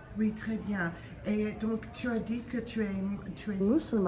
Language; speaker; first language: French; non-native, learner; English